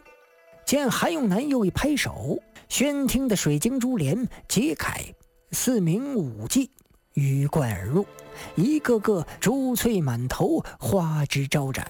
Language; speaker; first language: Chinese; native; Chinese